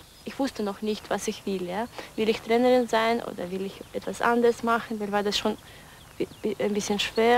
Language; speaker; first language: German; non-native, fluent; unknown